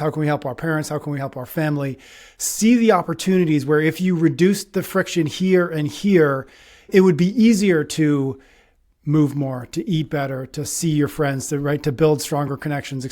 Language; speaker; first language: English; native; English